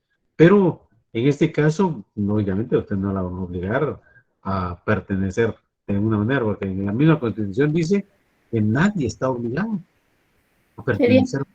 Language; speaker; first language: Spanish; native; Spanish